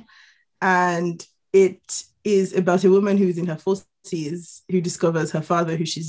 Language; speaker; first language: English; non-native, local second language; Igbo